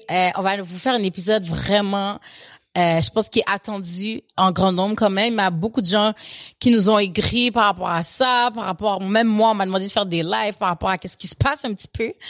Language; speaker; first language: French; native; French